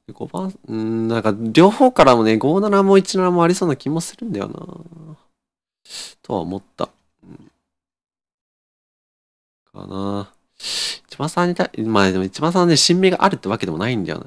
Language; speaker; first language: Japanese; native; Japanese